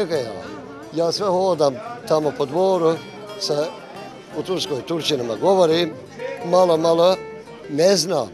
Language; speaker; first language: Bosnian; early bilingual, heritage; Bosnian